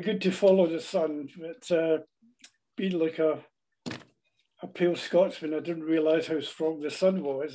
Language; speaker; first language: English; native; English